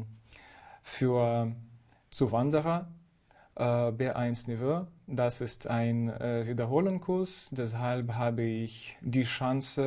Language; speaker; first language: German; non-native, fluent; Ukrainian